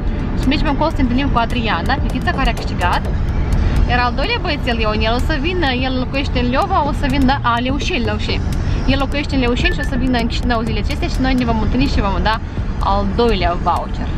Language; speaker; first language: Romanian; native; Romanian